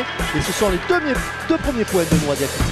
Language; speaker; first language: French; native; French